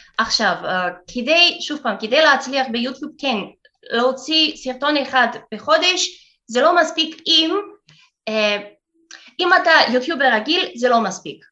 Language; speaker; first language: Hebrew; non-native, fluent; Russian